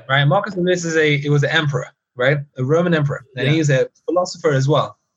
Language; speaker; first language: English; early bilingual, other home language; Persian